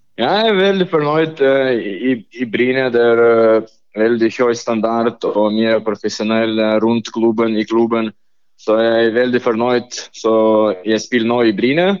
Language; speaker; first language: Norwegian; non-native, learner; Lithuanian